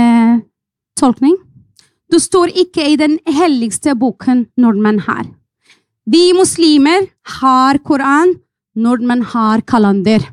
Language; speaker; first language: Norwegian; non-native, fluent; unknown